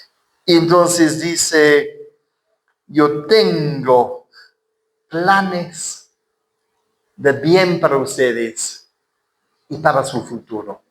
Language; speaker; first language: Spanish; non-native, fluent; English